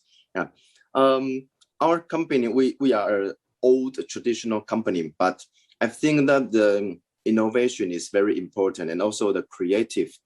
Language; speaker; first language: English; non-native, learner; Chinese